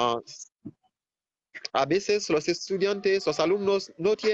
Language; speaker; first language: Spanish; non-native, fluent; Haitian Creole